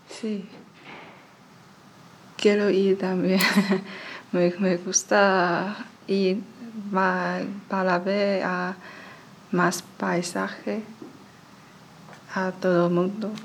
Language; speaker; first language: Spanish; non-native, learner; Chinese